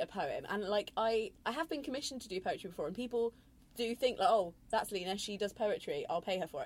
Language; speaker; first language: English; native; English